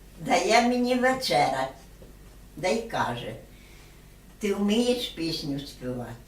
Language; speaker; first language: Ukrainian; native; Ukrainian